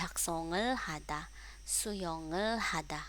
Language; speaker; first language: Korean; non-native, fluent; Indonesian